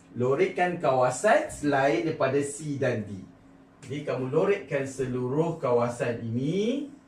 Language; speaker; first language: Malay; native; Malay